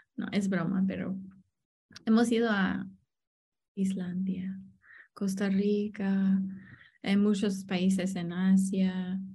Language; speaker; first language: Spanish; non-native, fluent; English